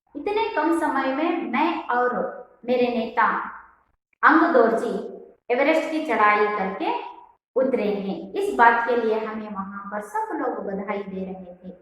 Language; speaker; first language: Hindi; non-native, local second language; Kannada